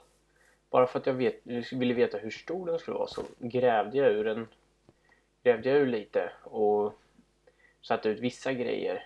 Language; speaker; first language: Swedish; native; Swedish